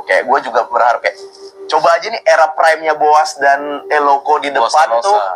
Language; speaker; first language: Indonesian; native; Indonesian